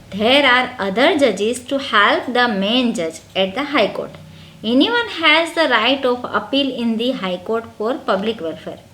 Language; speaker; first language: English; non-native, local second language; Gujarati